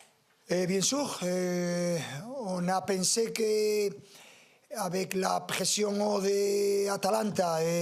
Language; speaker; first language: French; non-native, fluent; Spanish